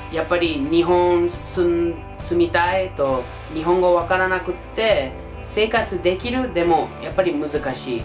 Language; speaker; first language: Japanese; non-native, fluent; English